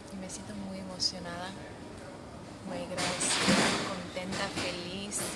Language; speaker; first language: Spanish; early bilingual, heritage; English